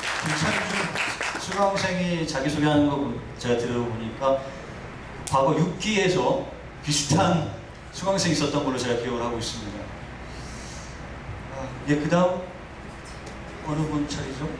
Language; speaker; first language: Korean; native; Korean